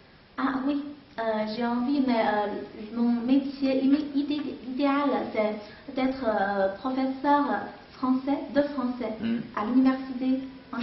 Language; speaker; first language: French; non-native, fluent; Chinese